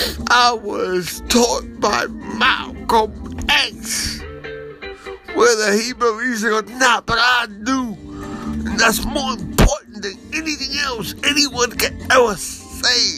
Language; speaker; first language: English; non-native, fluent; Spanish